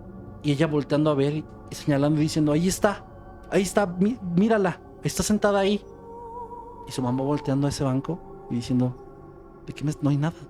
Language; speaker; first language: Spanish; native; Spanish